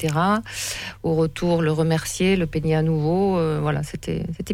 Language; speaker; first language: French; native; French